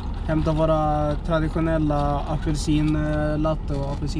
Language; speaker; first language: Swedish; native; Swedish